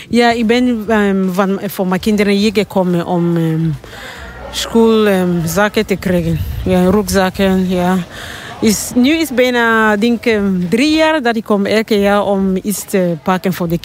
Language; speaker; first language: Dutch; non-native, learner; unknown